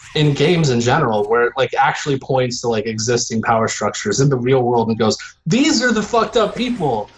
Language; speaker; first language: English; native; English